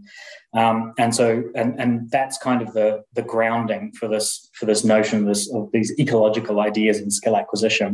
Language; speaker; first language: English; native; English